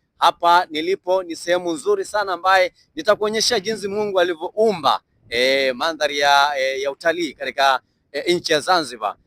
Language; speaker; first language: Swahili; non-native, local second language; Masai